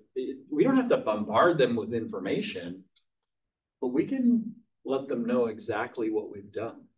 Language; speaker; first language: English; native; English